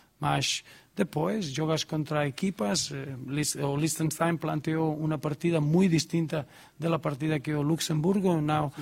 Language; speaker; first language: Portuguese; non-native, learner; Spanish